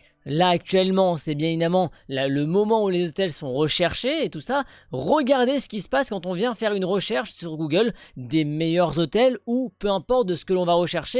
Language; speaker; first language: French; native; French